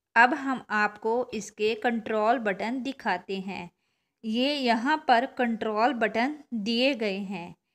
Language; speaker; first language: Hindi; non-native, local second language; Punjabi